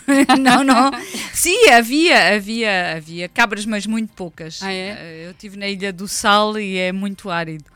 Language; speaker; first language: Portuguese; early bilingual, heritage; Portuguese